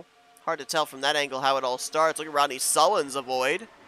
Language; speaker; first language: English; native; English